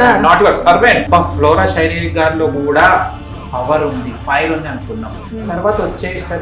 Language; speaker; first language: Telugu; native; Telugu